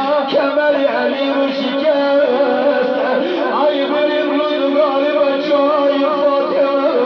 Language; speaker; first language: Persian; native; Persian